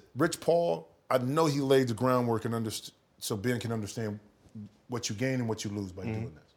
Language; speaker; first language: English; native; English